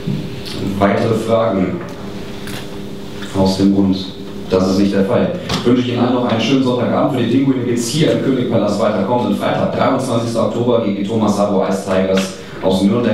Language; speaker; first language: German; native; German